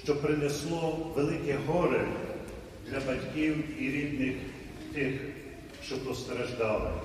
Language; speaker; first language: Ukrainian; early bilingual, heritage; Ukrainian